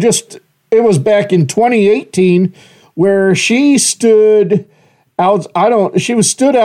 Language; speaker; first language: English; native; English